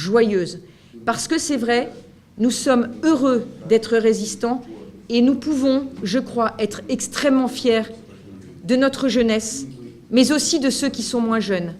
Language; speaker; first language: French; native; French